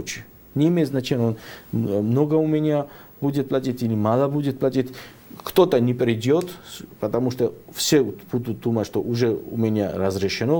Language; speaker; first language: Russian; non-native, fluent; Georgian